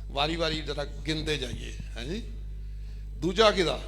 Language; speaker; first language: Urdu; non-native, local second language; Punjabi